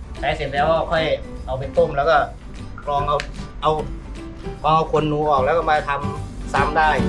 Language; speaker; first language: Thai; native; Thai